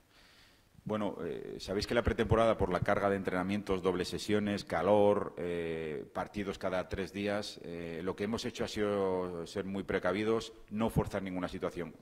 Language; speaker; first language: Spanish; native; Spanish